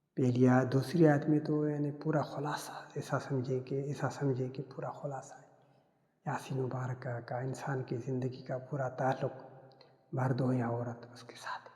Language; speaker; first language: Urdu; non-native, local second language; Sindhi